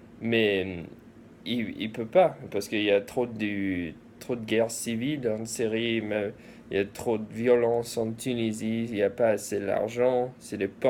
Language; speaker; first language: French; early bilingual, heritage; English